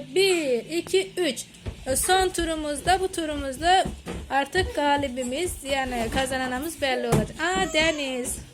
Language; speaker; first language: Turkish; early bilingual, heritage; Turkish